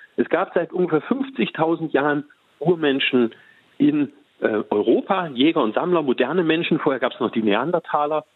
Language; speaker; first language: German; native; German